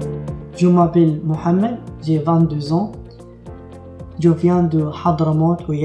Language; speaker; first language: French; non-native, learner; Arabic